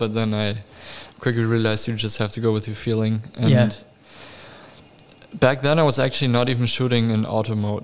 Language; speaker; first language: English; non-native, fluent; German